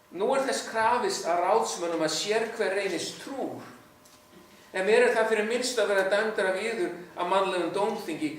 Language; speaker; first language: Icelandic; non-native, fluent; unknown